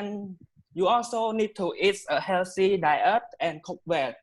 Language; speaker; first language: English; non-native, learner; Khmer